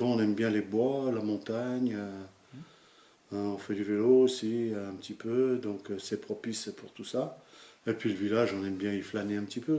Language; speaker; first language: French; native; French